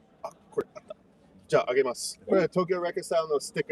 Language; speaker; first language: Japanese; non-native, learner; English